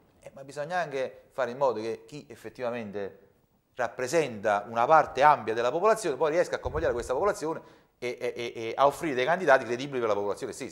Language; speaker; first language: Italian; native; Italian